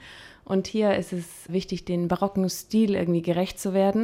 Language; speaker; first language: German; native; German